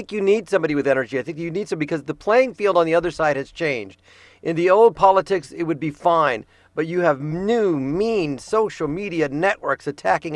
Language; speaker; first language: English; native; English